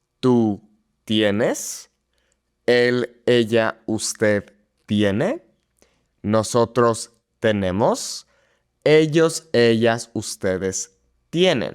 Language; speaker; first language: Spanish; non-native, fluent; English